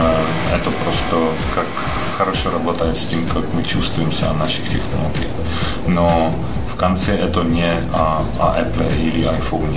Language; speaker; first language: Russian; non-native, fluent; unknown